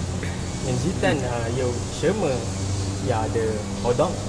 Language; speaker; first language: Chinese; non-native, learner; Malay